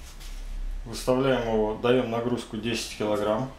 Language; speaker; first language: Russian; native; Russian